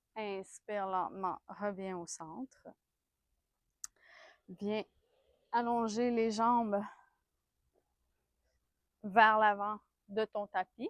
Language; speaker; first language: French; native; French